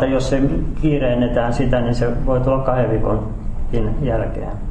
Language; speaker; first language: Finnish; native; Finnish